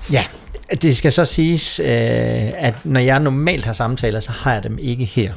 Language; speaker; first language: Danish; native; Danish